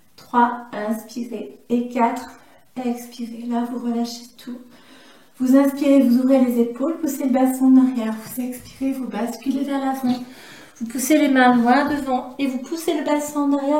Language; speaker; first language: French; native; French